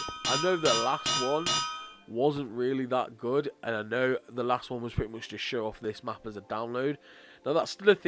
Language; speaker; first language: English; native; English